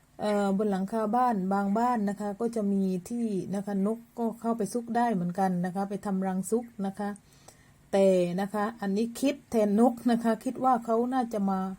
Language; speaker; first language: Thai; native; Thai